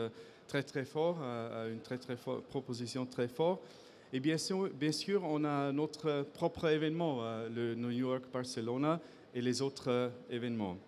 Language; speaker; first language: French; non-native, fluent; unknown